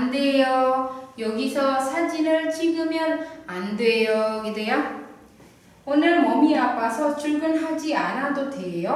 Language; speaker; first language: Korean; non-native, fluent; Indonesian